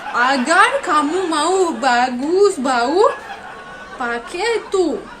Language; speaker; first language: Indonesian; non-native, learner; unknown